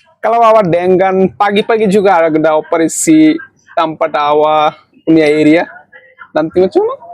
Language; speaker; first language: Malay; non-native, learner; Bangla